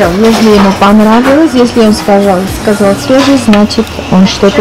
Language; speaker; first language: Russian; non-native, fluent; Armenian